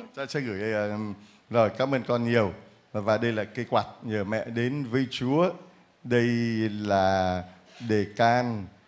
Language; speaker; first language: Vietnamese; native; Vietnamese